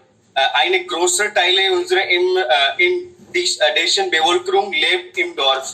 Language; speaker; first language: German; non-native, learner; Hindi